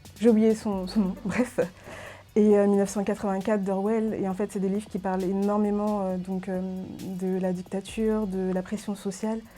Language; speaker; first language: French; early bilingual, other home language; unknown